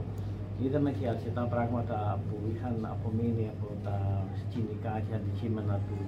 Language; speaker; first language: Greek; native; Greek